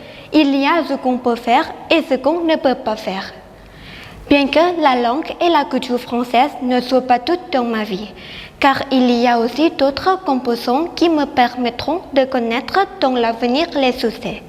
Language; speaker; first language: French; non-native, learner; Thai